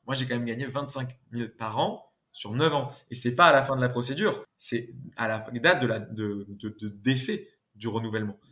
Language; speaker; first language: French; native; French